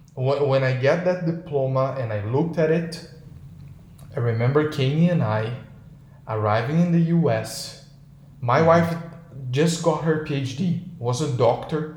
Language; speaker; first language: English; non-native, fluent; Portuguese